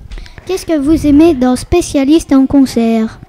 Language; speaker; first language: French; native; French